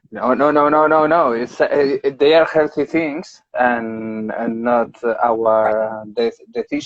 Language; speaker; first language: English; non-native, learner; Spanish